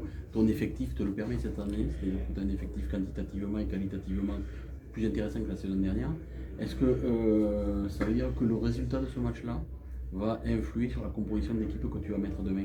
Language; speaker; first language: French; native; French